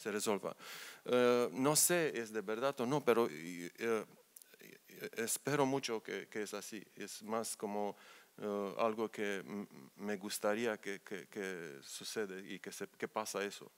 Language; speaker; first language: Spanish; non-native, learner; Romanian